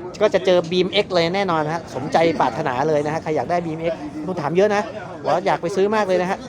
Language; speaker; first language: Thai; native; Thai